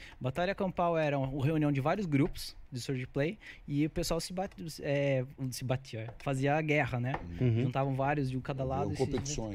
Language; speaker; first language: Portuguese; native; Portuguese